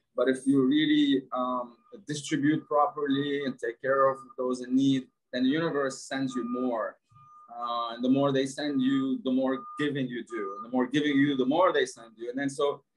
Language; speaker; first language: English; non-native, fluent; Arabic